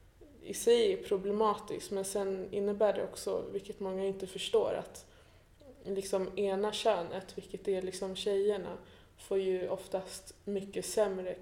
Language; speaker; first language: Swedish; early bilingual, other home language; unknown